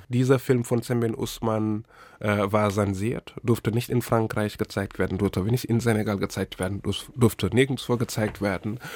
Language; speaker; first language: German; non-native, fluent; Wolof